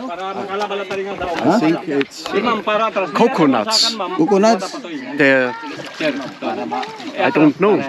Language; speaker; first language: English; non-native, learner; German